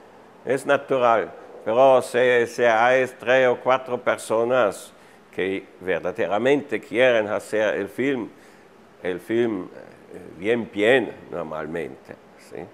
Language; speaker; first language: Spanish; non-native, fluent; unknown